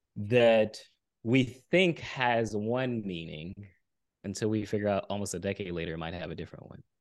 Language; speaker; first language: English; early bilingual, other home language; Haitian Creole